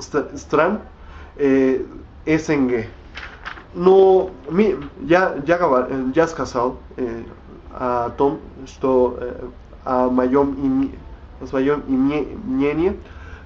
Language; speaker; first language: Russian; non-native, learner; Spanish